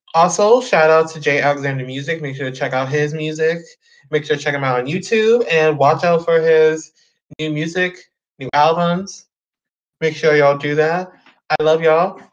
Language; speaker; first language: English; native; English